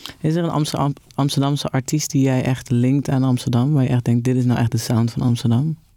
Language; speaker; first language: Dutch; native; Dutch